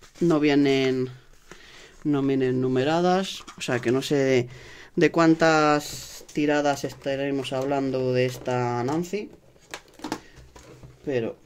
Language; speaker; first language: Spanish; native; Spanish